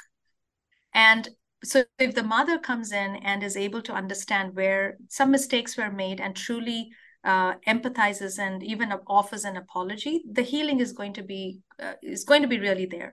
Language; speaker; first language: English; non-native, local second language; Telugu